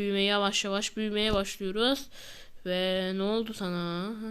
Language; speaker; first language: Turkish; native; Turkish